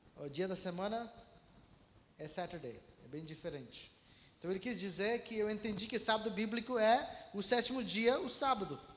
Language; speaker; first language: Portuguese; non-native, fluent; Malayalam